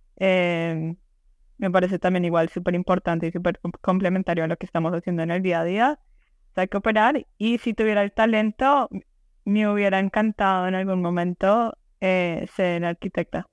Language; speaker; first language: Spanish; early bilingual, heritage; Spanish